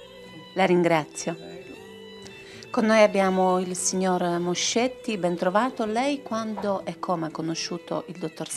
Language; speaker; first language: Italian; native; Italian